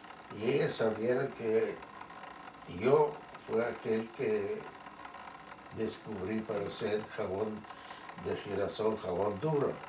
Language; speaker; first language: Spanish; non-native, fluent; Yiddish